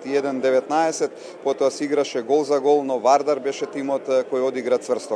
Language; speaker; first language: Macedonian; native; Macedonian